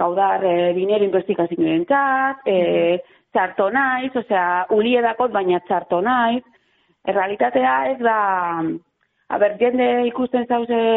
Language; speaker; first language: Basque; non-native, local second language; Spanish